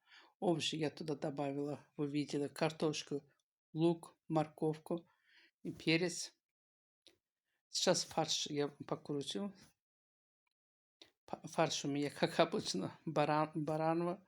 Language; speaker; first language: Russian; non-native, local second language; Azerbaijani